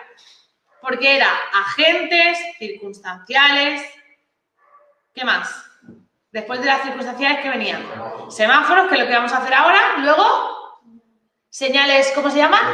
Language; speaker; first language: Spanish; native; Spanish